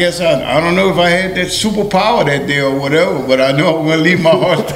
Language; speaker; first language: English; early bilingual, other home language; Haitian Creole